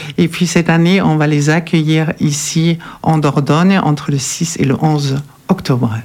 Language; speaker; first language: French; non-native, fluent; German